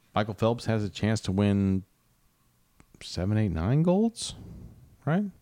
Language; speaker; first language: English; native; English